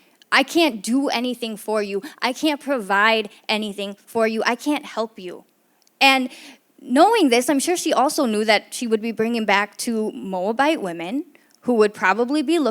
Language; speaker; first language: English; native; English